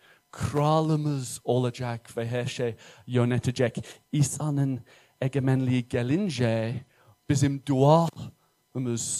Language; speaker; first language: Turkish; non-native, fluent; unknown